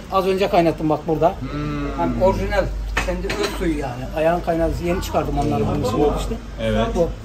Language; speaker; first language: Turkish; native; Turkish